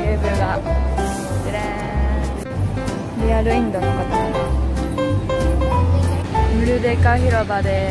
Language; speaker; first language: Japanese; native; Japanese